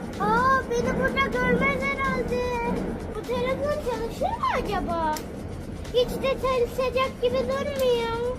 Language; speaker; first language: Turkish; native; Turkish